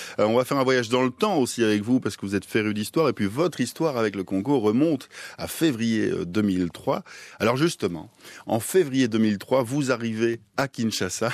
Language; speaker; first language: French; native; French